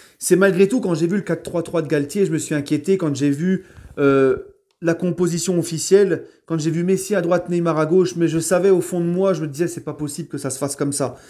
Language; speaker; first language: French; native; French